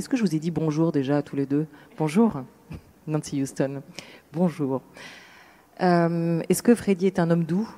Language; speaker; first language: French; native; French